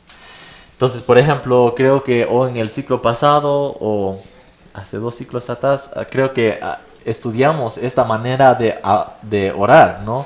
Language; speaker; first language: Spanish; non-native, fluent; English